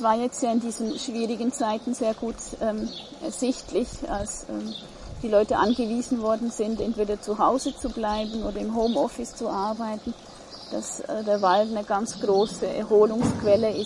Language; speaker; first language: German; native; German